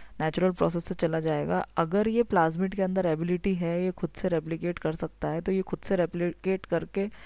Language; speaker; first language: Hindi; native; Hindi